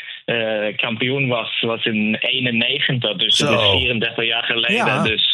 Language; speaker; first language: Dutch; non-native, fluent; Norwegian